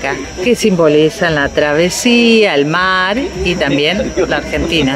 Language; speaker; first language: Spanish; early bilingual, other home language; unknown